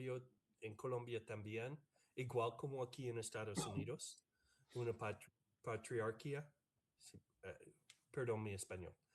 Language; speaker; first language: Spanish; non-native, fluent; English